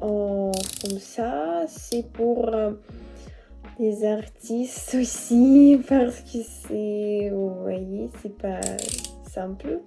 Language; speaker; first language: French; non-native, learner; Russian